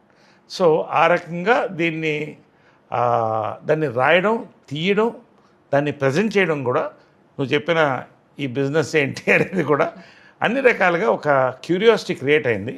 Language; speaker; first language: Telugu; native; Telugu